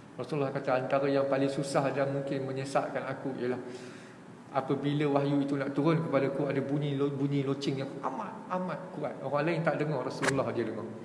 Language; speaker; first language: Malay; native; Malay